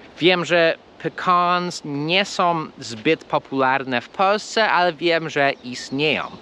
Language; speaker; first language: Polish; non-native, fluent; English